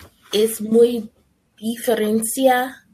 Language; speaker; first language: Spanish; non-native, learner; English